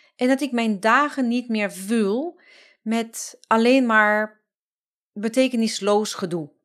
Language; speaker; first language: Dutch; non-native, fluent; French